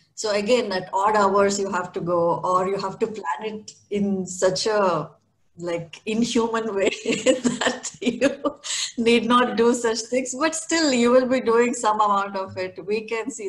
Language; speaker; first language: English; non-native, local second language; Kannada